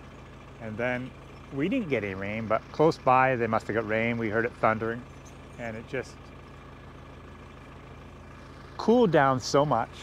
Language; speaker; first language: English; native; English